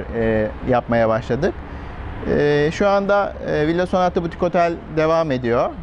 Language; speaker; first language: Turkish; native; Turkish